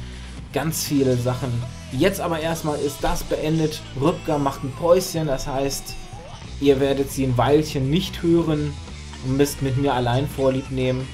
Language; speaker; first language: German; native; German